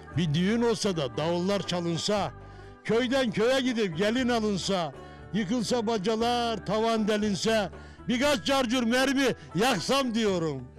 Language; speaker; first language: Turkish; native; Turkish